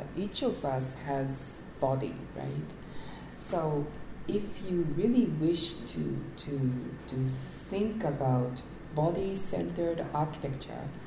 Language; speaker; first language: English; non-native, fluent; Japanese